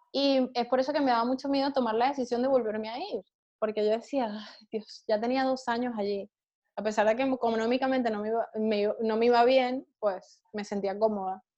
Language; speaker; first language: Spanish; native; Spanish